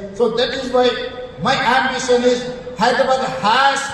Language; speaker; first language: English; non-native, local second language; Telugu